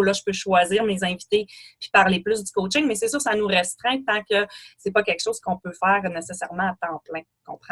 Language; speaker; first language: French; native; French